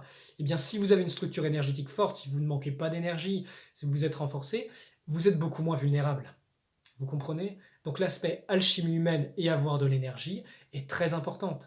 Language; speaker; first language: French; native; French